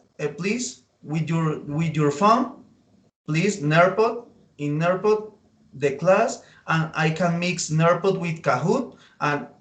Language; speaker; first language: English; non-native, learner; Spanish